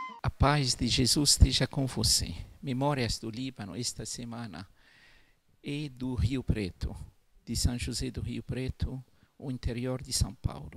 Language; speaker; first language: Portuguese; non-native, local second language; Arabic